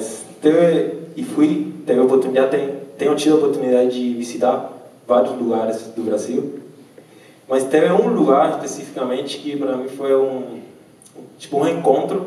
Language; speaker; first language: Portuguese; non-native, fluent; Spanish